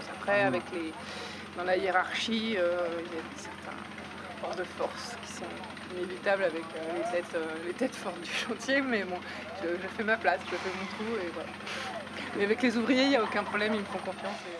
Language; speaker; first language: French; native; French